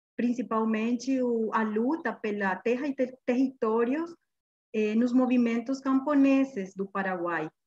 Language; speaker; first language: Portuguese; non-native, fluent; Guarani